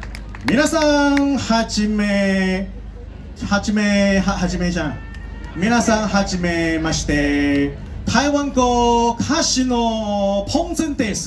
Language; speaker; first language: Japanese; non-native, learner; Chinese